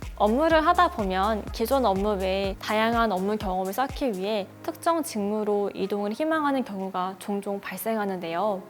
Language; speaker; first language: Korean; native; Korean